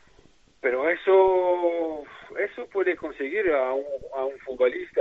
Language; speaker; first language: Spanish; non-native, fluent; French